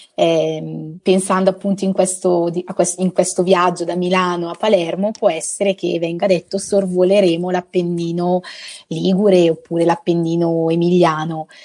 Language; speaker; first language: Italian; native; Italian